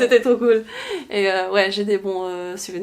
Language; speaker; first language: French; non-native, fluent; English